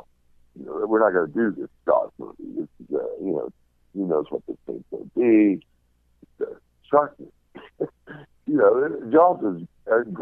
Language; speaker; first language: English; native; English